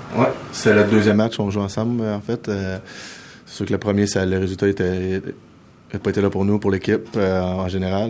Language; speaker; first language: French; native; French